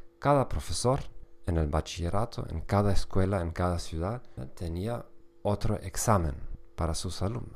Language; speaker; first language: Spanish; non-native, fluent; German